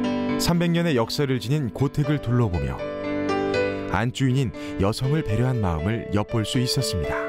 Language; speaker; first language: Korean; native; Korean